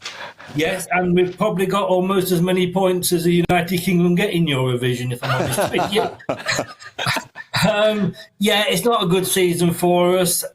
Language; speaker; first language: English; native; English